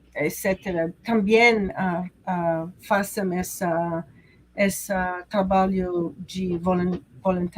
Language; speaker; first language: Portuguese; non-native, learner; English